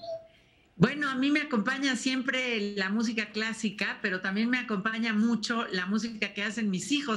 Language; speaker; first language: Spanish; native; Spanish